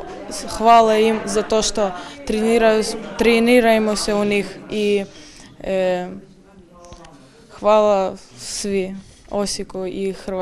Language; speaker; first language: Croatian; non-native, learner; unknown